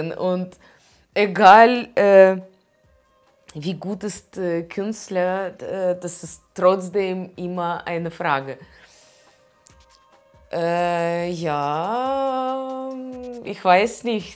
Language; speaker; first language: German; non-native, learner; Russian